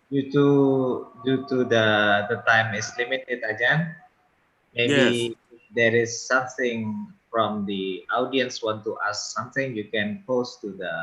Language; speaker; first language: English; non-native, local second language; Indonesian